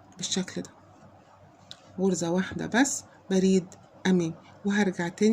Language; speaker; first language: Arabic; native; Arabic